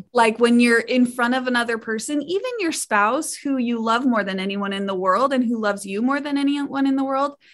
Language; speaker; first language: English; native; English